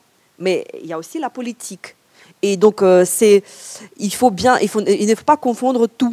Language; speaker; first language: French; non-native, fluent; Ukrainian